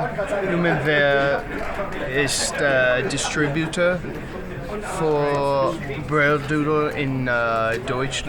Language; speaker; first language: German; non-native, learner; English